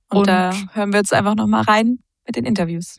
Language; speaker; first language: German; native; German